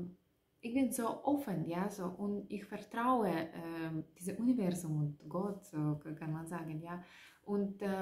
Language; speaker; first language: German; non-native, learner; Russian